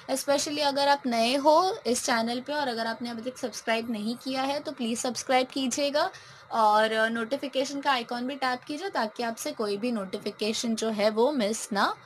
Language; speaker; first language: Hindi; non-native, local second language; Marathi